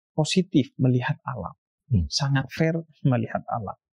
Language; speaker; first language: Indonesian; native; Indonesian